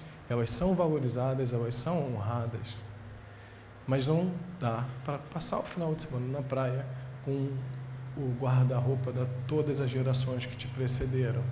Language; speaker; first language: Portuguese; native; Portuguese